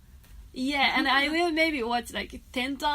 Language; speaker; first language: English; non-native, fluent; Japanese